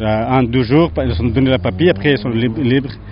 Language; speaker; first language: French; non-native, learner; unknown